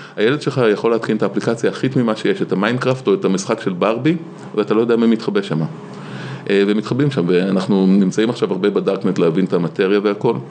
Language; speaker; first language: Hebrew; native; Hebrew